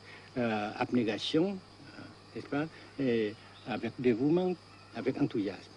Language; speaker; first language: French; non-native, local second language; Vietnamese